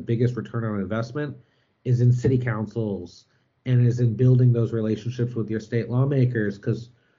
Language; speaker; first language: English; native; English